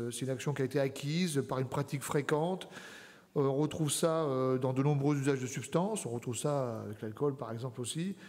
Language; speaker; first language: French; native; French